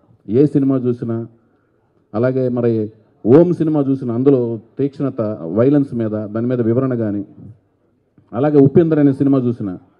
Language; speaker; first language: Telugu; native; Telugu